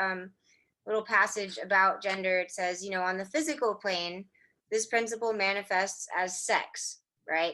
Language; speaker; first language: English; native; English